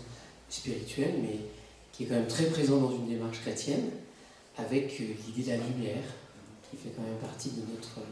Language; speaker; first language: French; native; French